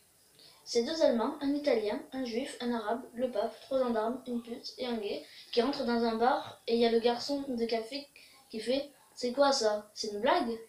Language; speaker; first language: French; native; French